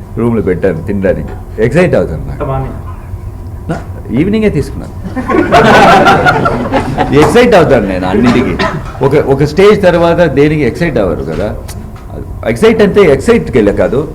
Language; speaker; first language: Telugu; non-native, learner; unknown